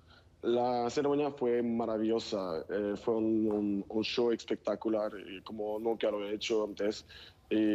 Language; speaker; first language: Spanish; non-native, fluent; French